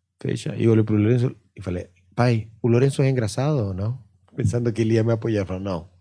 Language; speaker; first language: Portuguese; non-native, fluent; Spanish